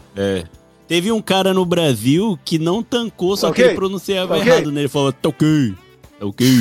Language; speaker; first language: Portuguese; native; Portuguese